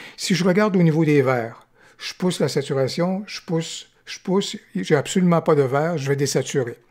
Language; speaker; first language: French; native; French